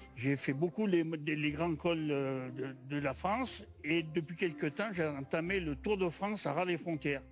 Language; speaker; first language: French; native; French